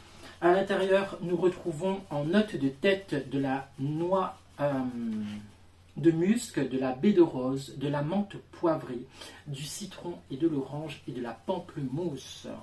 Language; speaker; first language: French; native; French